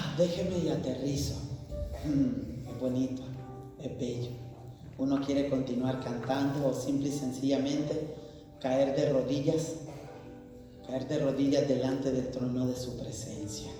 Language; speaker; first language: Spanish; native; Spanish